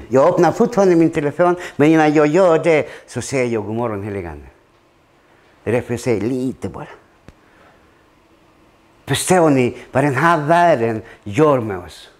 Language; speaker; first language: Swedish; non-native, fluent; Spanish